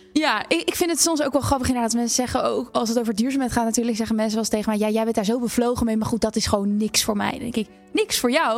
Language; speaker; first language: Dutch; native; Dutch